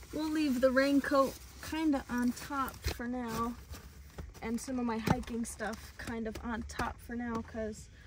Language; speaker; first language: English; native; English